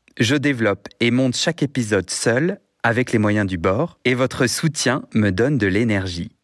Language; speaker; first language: French; native; French